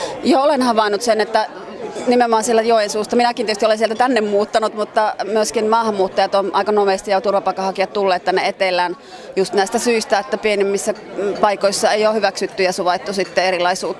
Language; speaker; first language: Finnish; native; Finnish